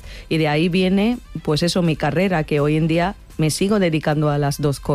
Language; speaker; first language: Spanish; non-native, fluent; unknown